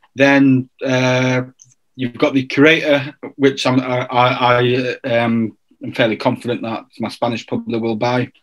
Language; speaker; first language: English; native; English